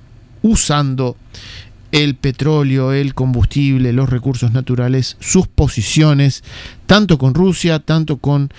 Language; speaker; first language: Spanish; native; Spanish